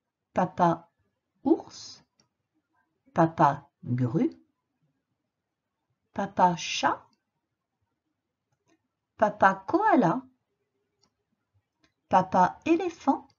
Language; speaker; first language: French; native; French